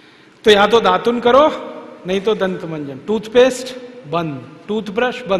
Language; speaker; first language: Hindi; native; Hindi